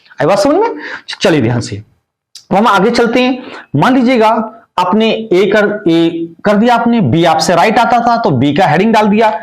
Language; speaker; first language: Hindi; native; Hindi